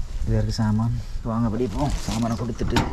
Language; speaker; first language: Tamil; native; Tamil